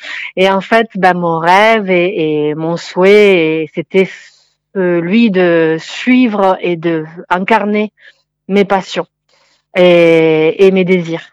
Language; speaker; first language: French; non-native, fluent; Italian